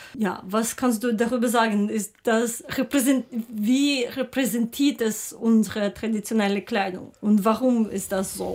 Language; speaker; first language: German; non-native, learner; Ukrainian